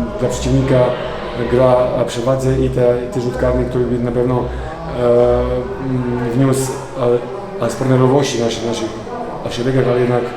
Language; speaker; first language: Polish; non-native, fluent; Serbian